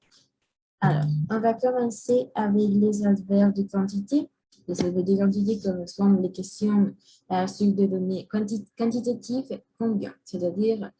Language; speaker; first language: French; non-native, learner; Spanish